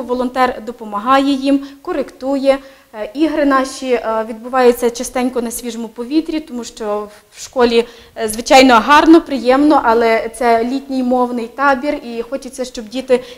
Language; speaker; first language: Ukrainian; native; Ukrainian